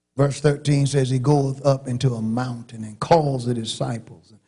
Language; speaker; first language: English; native; English